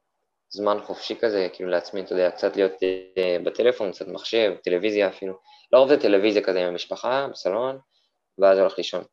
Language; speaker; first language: Hebrew; native; Hebrew